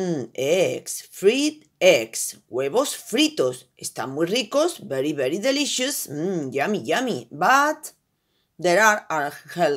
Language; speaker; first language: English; non-native, fluent; Spanish